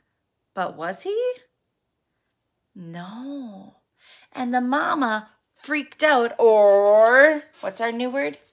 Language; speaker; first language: English; native; English